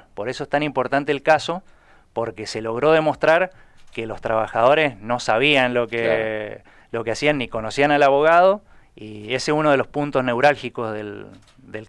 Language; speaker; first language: Spanish; native; Spanish